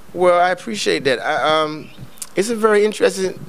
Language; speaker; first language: English; native; English